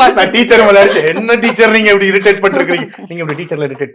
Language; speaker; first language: Tamil; native; Tamil